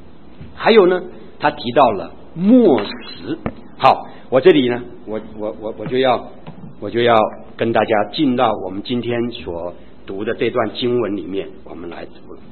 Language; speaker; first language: Chinese; native; Chinese